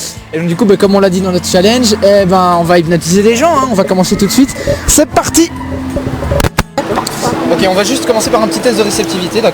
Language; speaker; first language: French; native; French